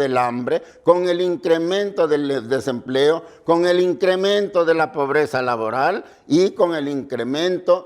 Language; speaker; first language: Spanish; native; Spanish